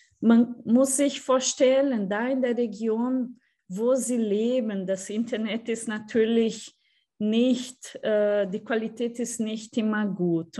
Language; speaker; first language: German; non-native, fluent; Portuguese